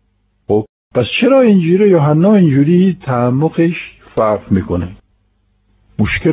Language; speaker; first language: Persian; non-native, fluent; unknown